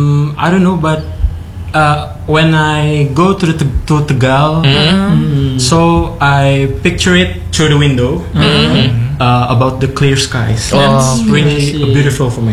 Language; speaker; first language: English; non-native, learner; Indonesian